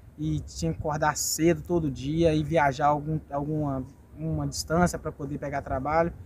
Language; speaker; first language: Portuguese; native; Portuguese